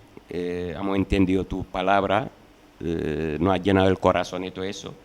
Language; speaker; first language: Spanish; non-native, fluent; Wolof